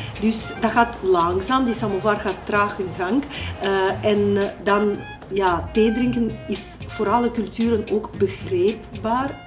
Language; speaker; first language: Dutch; non-native, fluent; Russian